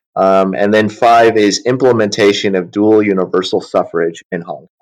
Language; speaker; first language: English; early bilingual, other home language; Chinese